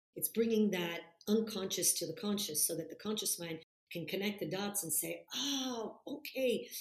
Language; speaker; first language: English; non-native, fluent; Italian